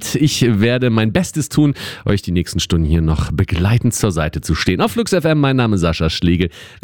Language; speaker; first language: German; native; German